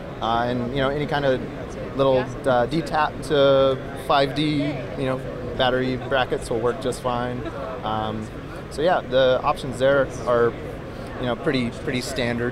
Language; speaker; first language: English; native; English